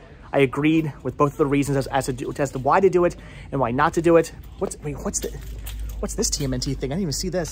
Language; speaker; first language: English; native; English